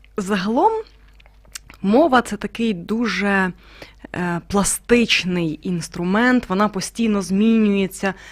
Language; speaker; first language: Ukrainian; native; Ukrainian